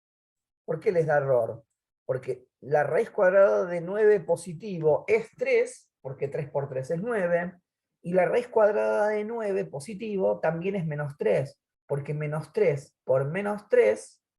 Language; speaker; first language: Spanish; native; Spanish